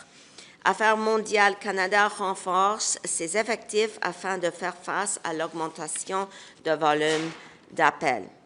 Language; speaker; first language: French; non-native, local second language; English